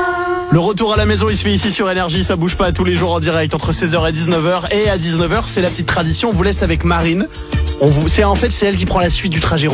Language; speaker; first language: French; native; French